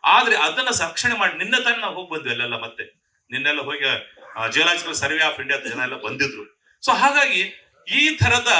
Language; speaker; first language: Kannada; native; Kannada